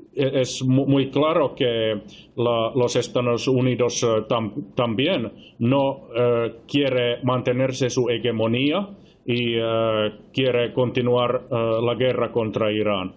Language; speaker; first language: Spanish; non-native, fluent; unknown